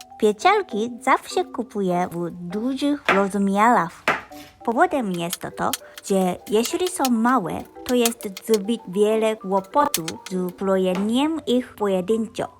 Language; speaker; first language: Polish; non-native, learner; Japanese